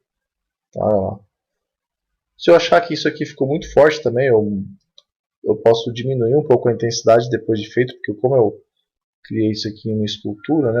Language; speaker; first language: Portuguese; native; Portuguese